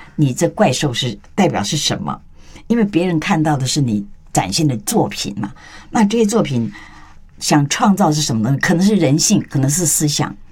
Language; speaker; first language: Chinese; native; Chinese